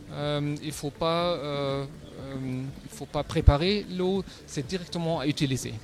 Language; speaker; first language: French; non-native, fluent; German